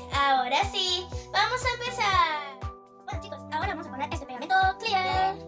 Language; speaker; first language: Spanish; native; Spanish